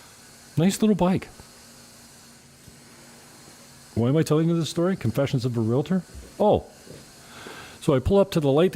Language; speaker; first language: English; native; English